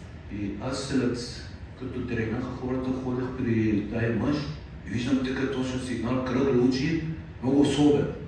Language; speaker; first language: Bulgarian; non-native, fluent; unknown